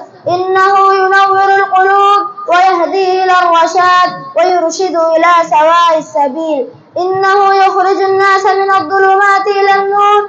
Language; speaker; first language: Arabic; non-native, learner; Urdu